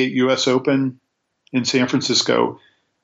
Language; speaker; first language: English; native; English